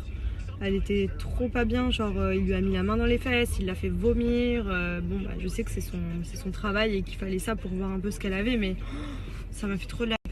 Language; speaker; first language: French; native; French